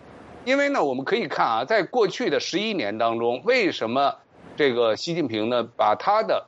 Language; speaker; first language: Chinese; native; Chinese